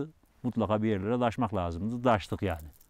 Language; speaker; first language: Turkish; native; Turkish